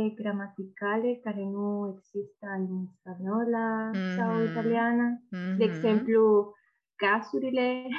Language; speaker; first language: Romanian; non-native, fluent; Spanish